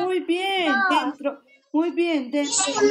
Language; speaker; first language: Spanish; native; Spanish